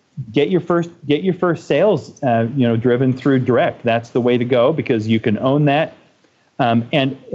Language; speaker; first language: English; native; English